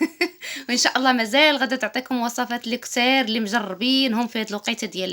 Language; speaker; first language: Arabic; native; Arabic